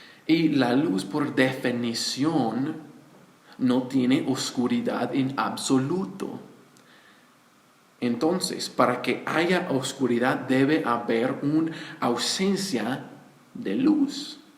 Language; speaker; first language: Spanish; non-native, fluent; English